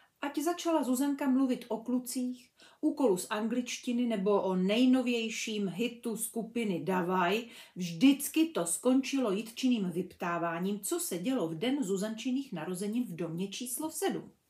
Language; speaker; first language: Czech; native; Czech